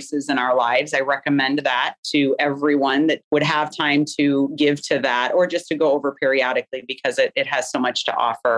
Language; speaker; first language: English; native; English